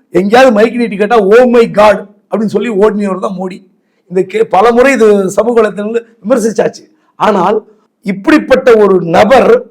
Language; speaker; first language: Tamil; native; Tamil